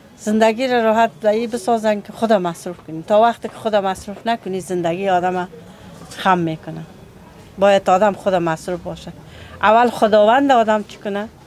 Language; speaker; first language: Persian; native; Persian